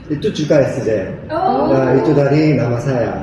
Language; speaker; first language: Indonesian; non-native, learner; Korean